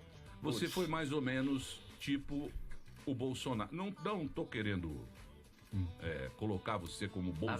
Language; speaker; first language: Portuguese; native; Portuguese